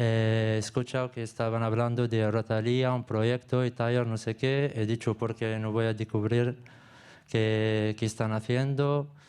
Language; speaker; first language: Spanish; non-native, learner; Arabic